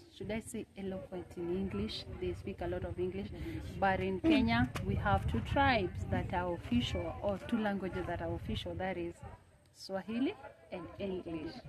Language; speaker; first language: English; non-native, local second language; Kalenjin